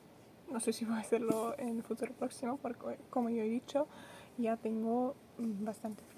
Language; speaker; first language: Spanish; non-native, fluent; Russian